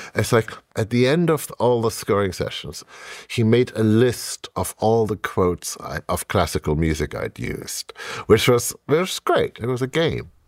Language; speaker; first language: English; non-native, fluent; German